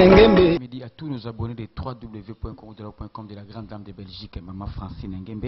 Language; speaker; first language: French; non-native, local second language; Lingala